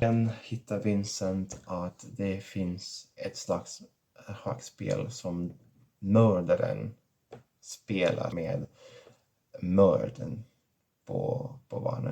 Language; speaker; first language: Swedish; non-native, fluent; Catalan